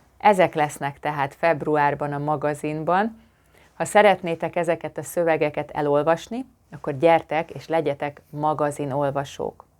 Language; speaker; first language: Hungarian; native; Hungarian